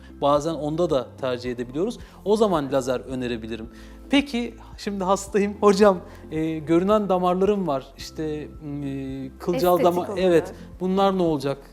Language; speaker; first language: Turkish; native; Turkish